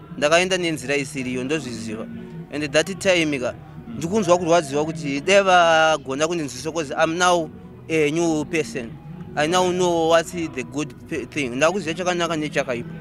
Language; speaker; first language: Shona; native; Shona